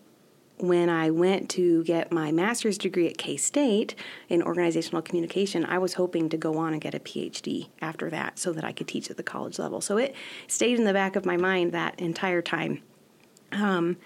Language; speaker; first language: English; native; English